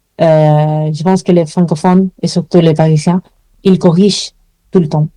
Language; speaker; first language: French; non-native, fluent; Spanish